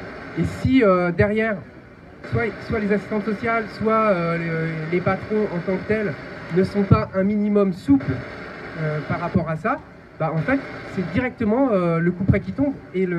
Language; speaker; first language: French; native; French